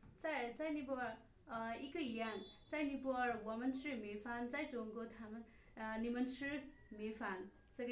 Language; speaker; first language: Chinese; non-native, learner; Nepali